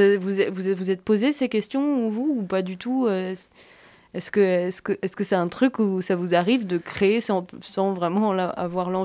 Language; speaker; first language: French; native; French